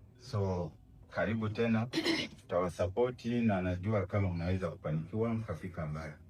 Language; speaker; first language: Swahili; non-native, fluent; Kinyarwanda